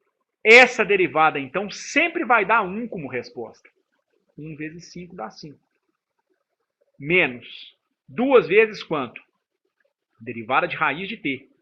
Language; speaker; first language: Portuguese; native; Portuguese